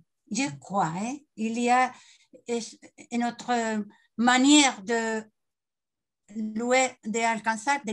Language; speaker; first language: French; non-native, learner; Spanish